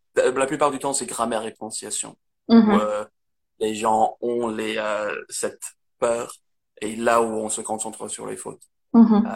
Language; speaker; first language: French; non-native, fluent; English